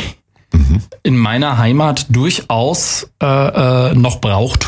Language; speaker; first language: German; native; German